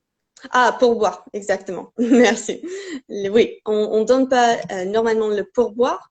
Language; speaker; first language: French; non-native, fluent; English